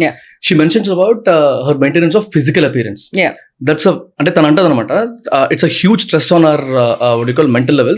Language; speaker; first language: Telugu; native; Telugu